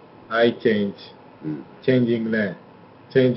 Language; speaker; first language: English; non-native, learner; Japanese